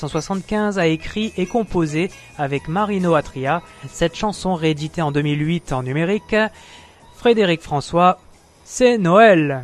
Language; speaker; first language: French; native; French